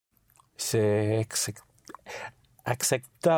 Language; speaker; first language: French; non-native, learner; English